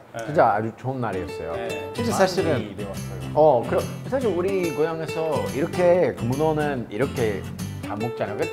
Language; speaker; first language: Korean; non-native, learner; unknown